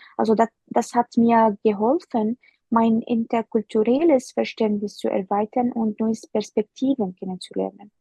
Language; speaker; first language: German; non-native, fluent; Arabic